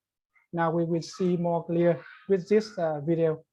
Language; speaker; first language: English; non-native, learner; Vietnamese